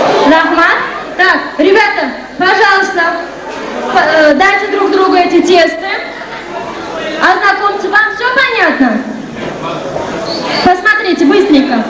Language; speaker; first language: Russian; non-native, local second language; Uzbek